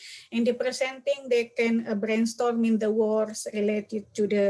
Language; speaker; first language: English; non-native, learner; Indonesian